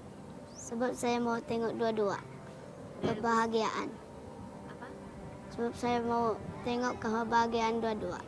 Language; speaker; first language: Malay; non-native, local second language; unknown